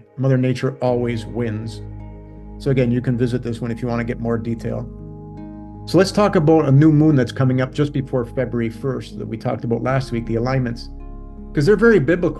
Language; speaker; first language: English; native; English